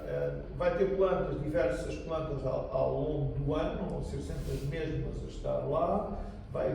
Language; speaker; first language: Portuguese; native; Portuguese